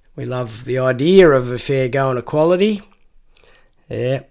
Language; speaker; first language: English; native; English